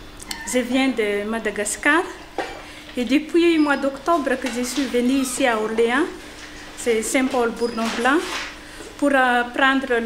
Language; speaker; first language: French; non-native, local second language; Malagasy